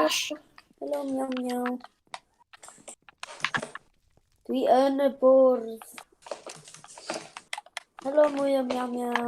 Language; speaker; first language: Welsh; non-native, local second language; English